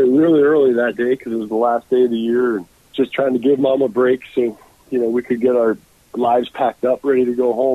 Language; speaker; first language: English; native; English